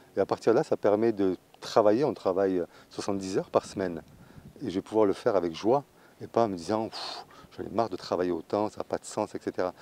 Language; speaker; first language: French; native; French